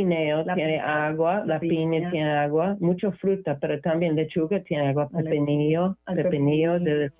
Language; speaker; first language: Spanish; non-native, learner; English